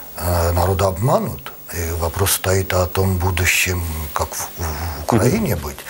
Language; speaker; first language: Russian; non-native, local second language; Armenian